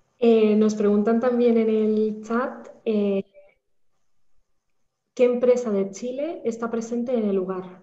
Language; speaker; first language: Spanish; native; Spanish